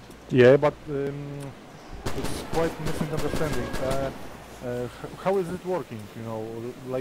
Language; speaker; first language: English; non-native, learner; Polish